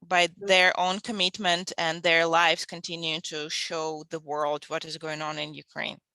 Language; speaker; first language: English; non-native, fluent; Ukrainian